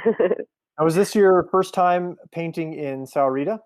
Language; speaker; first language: English; native; English